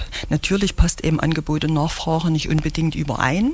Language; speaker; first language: German; native; German